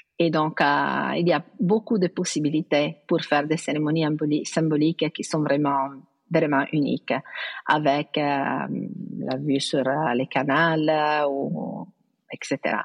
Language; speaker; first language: French; non-native, fluent; Italian